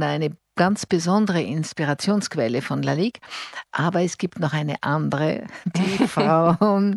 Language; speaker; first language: German; native; German